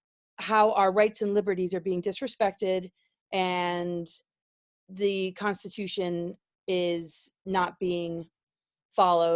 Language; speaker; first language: English; native; English